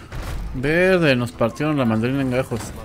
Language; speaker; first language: Spanish; native; Spanish